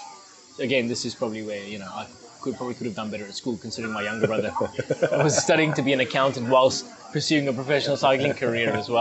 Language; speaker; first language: English; non-native, local second language; Afrikaans